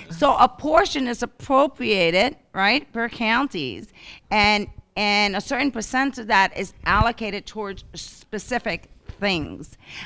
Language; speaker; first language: English; early bilingual, other home language; Spanish